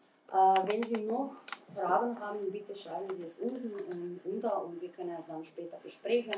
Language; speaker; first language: German; non-native, fluent; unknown